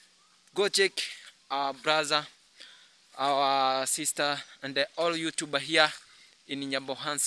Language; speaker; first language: English; non-native, learner; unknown